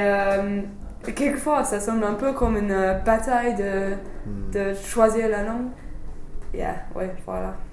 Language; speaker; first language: French; non-native, fluent; English